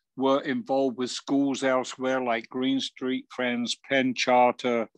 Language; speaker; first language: English; native; English